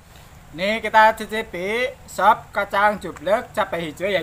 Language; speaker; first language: Indonesian; non-native, local second language; Javanese